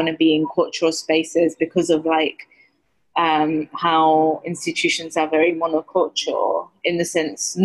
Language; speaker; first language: English; non-native, fluent; Greek